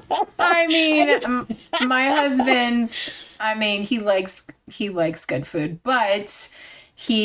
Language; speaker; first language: English; early bilingual, other home language; Korean